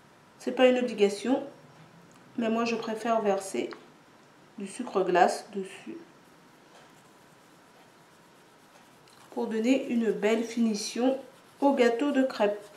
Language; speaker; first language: French; native; French